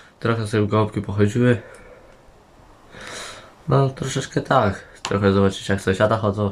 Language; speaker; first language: Polish; native; Polish